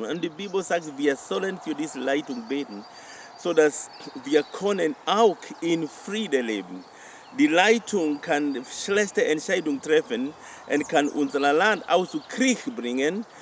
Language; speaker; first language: German; non-native, learner; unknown